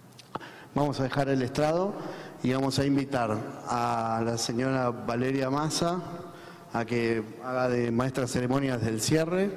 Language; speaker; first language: Spanish; native; Spanish